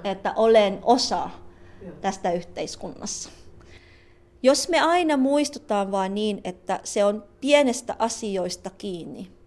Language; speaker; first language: Finnish; non-native, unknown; Filipino